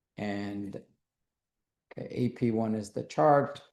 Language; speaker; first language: English; native; English